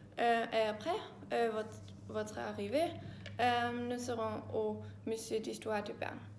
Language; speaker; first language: French; non-native, learner; Danish